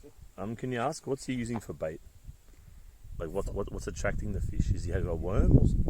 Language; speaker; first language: English; native; English